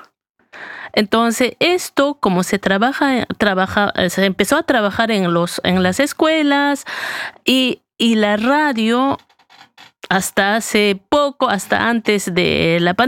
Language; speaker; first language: Spanish; native; Spanish